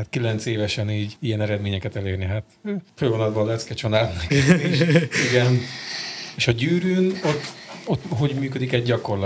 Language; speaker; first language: Hungarian; native; Hungarian